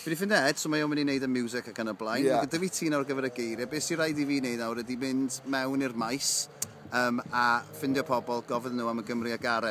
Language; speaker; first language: Welsh; native; Welsh